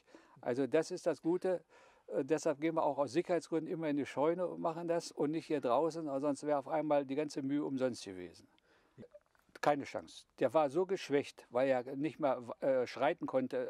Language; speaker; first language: German; native; German